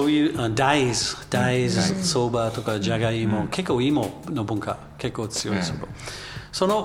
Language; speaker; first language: Japanese; non-native, learner; English